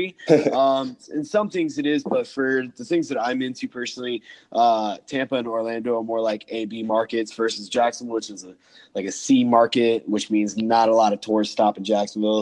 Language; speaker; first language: English; native; English